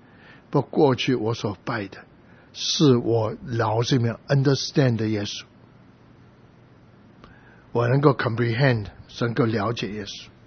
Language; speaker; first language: Chinese; native; Chinese